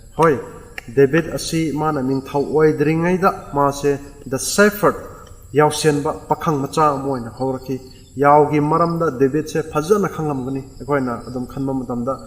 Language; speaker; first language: Manipuri; non-native, local second language; Rongmei Naga